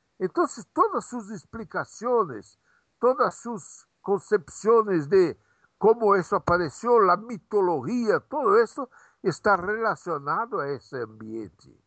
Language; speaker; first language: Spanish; non-native, fluent; Portuguese